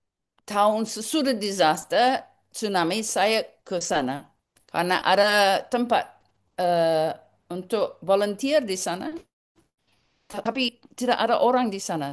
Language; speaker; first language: Indonesian; non-native, learner; English